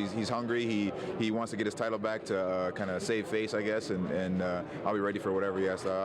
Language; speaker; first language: English; native; English